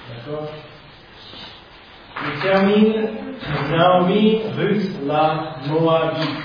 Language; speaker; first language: French; non-native, fluent; English